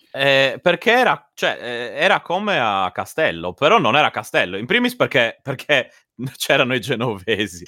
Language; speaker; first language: Italian; native; Italian